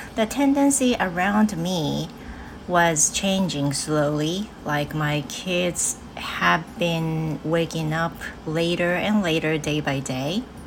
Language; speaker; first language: English; non-native, fluent; Japanese